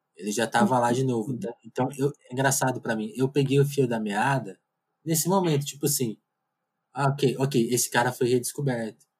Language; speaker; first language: Portuguese; native; Portuguese